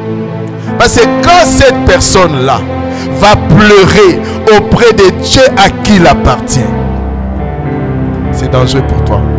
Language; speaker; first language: French; non-native, local second language; Lingala